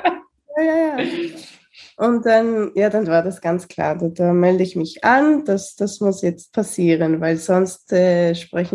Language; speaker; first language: German; early bilingual, heritage; Spanish